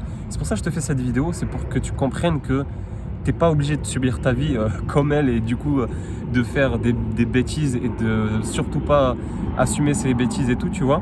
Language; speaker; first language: French; native; French